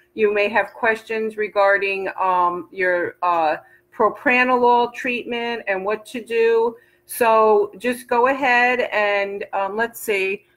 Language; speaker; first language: English; native; English